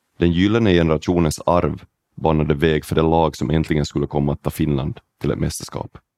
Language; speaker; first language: Swedish; native; Swedish